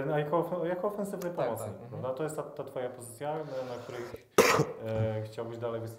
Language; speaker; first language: Polish; native; Polish